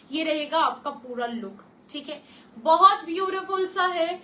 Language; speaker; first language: Hindi; non-native, local second language; Bangla